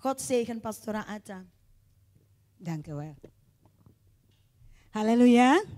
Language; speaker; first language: Dutch; non-native, fluent; Indonesian